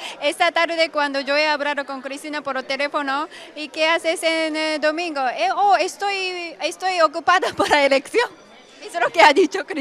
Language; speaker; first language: Spanish; non-native, learner; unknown